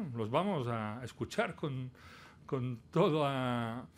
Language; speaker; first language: Spanish; non-native, local second language; Catalan